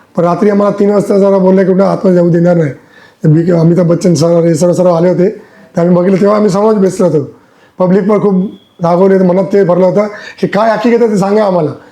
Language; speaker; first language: Marathi; non-native, local second language; Gujarati